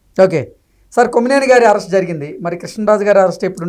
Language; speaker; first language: Telugu; native; Telugu